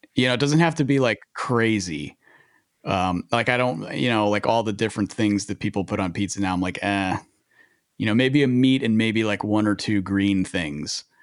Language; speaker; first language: English; early bilingual, other home language; Italian